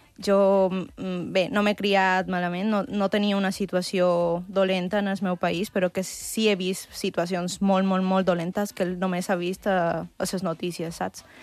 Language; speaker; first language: Catalan; early bilingual, other home language; Spanish